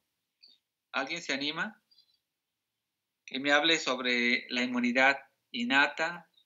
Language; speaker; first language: Spanish; native; Spanish